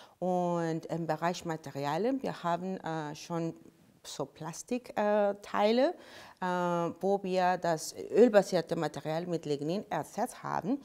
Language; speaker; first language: German; non-native, fluent; Spanish